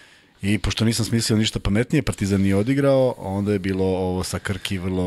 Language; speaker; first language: Serbian; native; Serbian